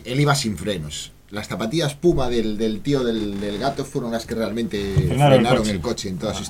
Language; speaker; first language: Spanish; native; Spanish